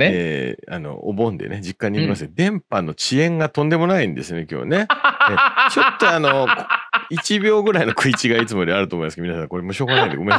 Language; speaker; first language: Japanese; native; Japanese